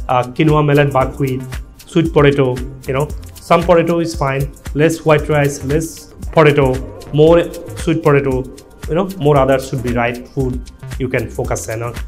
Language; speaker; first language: English; non-native, local second language; Bangla